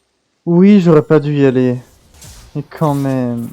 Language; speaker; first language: French; native; French